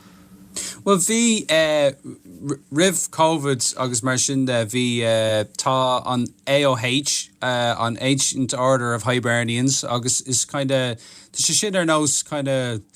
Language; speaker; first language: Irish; non-native, local second language; English